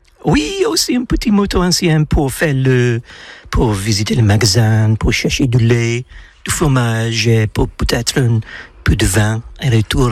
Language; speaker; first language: French; non-native, learner; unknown